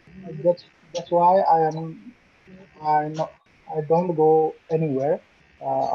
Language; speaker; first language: English; non-native, learner; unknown